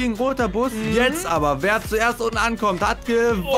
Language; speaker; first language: German; native; German